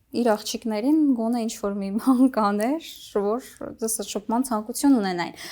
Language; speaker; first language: Armenian; native; Armenian